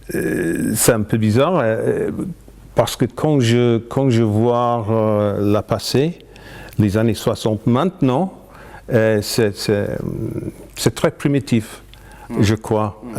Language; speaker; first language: French; non-native, fluent; English